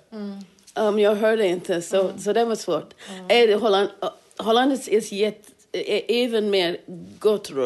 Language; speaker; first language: Swedish; non-native, fluent; English